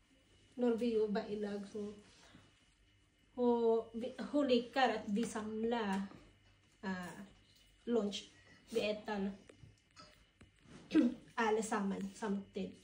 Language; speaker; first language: Norwegian; non-native, learner; Filipino